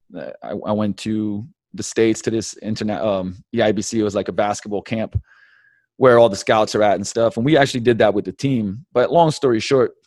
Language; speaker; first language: English; early bilingual, other home language; Slovenian